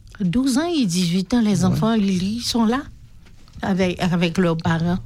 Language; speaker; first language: French; non-native, local second language; Haitian Creole